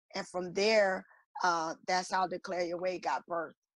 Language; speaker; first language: English; native; English